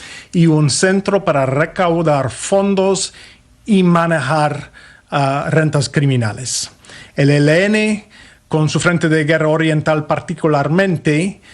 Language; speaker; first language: Spanish; non-native, fluent; English